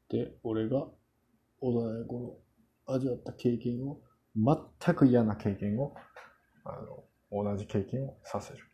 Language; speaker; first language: Japanese; non-native, fluent; Korean